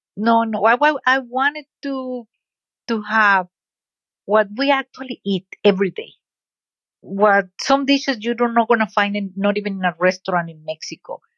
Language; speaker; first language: English; non-native, fluent; Spanish